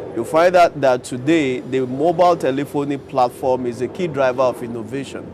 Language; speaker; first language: English; non-native, local second language; Yoruba